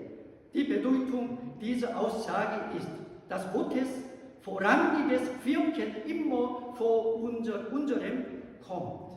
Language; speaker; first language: German; non-native, learner; Korean